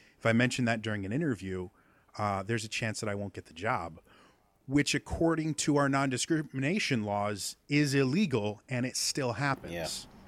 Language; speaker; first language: English; native; English